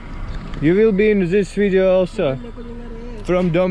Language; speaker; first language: English; non-native, learner; Russian